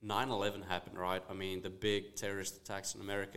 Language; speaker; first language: English; non-native, local second language; Afrikaans